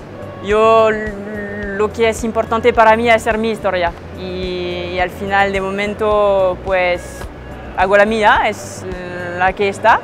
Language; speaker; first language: Spanish; non-native, fluent; French